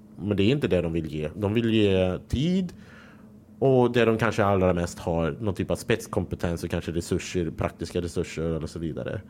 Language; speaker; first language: Swedish; native; Swedish